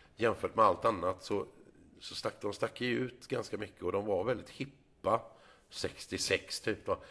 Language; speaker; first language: Swedish; native; Swedish